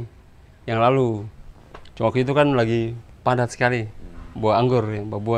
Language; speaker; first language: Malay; non-native, local second language; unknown